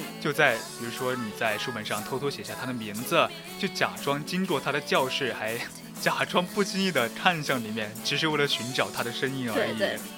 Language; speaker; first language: Chinese; native; Chinese